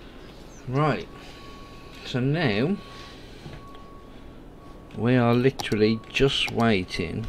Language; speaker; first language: English; native; English